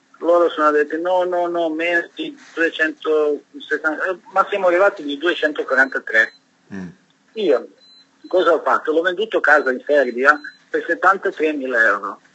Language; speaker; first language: Italian; non-native, learner; Serbian